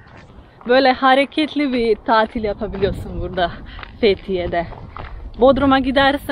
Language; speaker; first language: Turkish; non-native, fluent; Slovenian